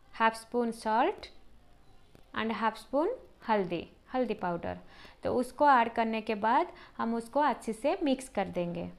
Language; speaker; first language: Hindi; non-native, local second language; Odia